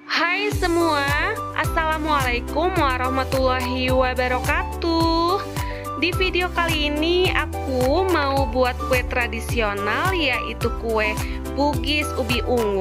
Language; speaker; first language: Indonesian; native; Indonesian